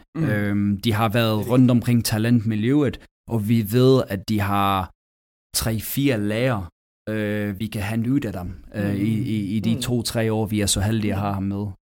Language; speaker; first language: Danish; non-native, fluent; English